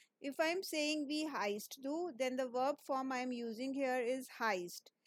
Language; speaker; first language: German; non-native, fluent; Hindi